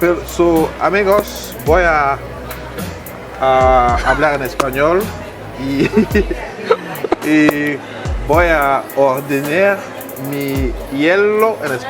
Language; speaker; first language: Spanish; non-native, learner; French